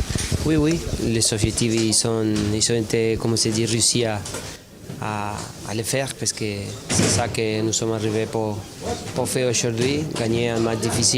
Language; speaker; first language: French; non-native, fluent; Spanish